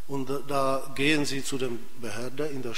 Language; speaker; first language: German; non-native, fluent; Czech